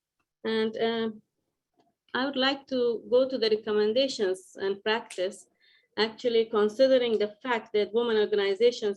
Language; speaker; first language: English; non-native, fluent; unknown